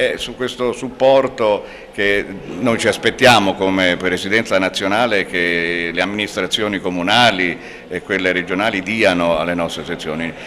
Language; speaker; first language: Italian; native; Italian